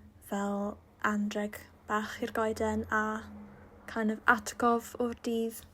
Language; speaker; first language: Welsh; non-native, local second language; English